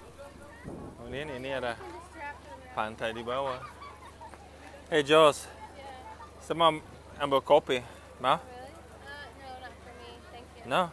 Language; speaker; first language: Indonesian; non-native, fluent; English